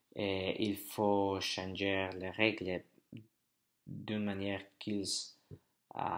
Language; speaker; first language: French; non-native, learner; Spanish